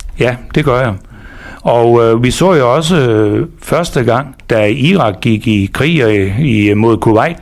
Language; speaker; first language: Danish; native; Danish